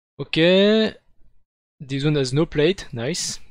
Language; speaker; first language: English; non-native, learner; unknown